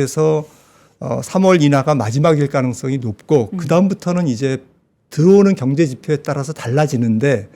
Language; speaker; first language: Korean; native; Korean